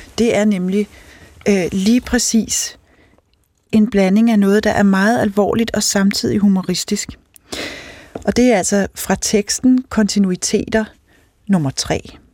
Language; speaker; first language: Danish; native; Danish